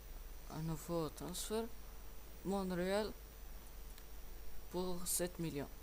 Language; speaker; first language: French; non-native, learner; English